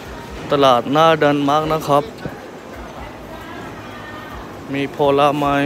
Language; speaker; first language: Thai; non-native, fluent; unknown